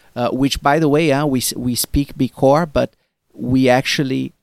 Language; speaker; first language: English; non-native, fluent; Portuguese